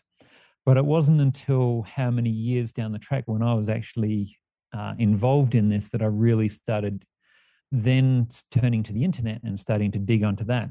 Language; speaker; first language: English; native; English